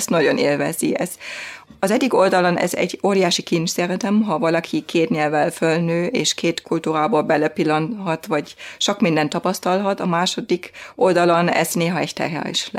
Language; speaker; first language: Hungarian; non-native, fluent; German